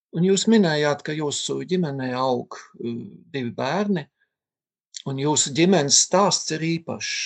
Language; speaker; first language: Latvian; native; Latvian